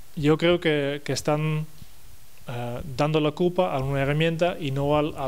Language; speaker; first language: Spanish; non-native, fluent; Dutch